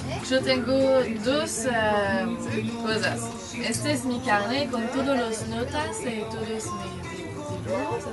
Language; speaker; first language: Spanish; non-native, learner; French